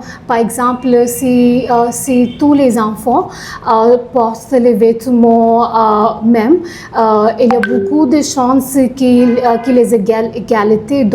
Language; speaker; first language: French; non-native, learner; Punjabi